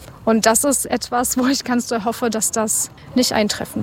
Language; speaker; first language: German; native; German